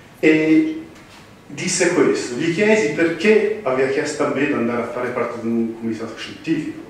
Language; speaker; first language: Italian; early bilingual, heritage; English